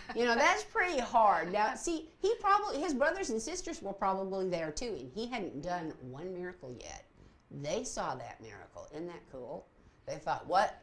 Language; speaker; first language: English; native; English